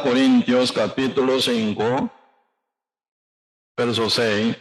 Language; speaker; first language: Spanish; non-native, learner; Korean